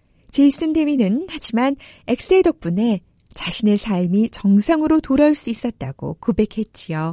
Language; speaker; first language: Korean; native; Korean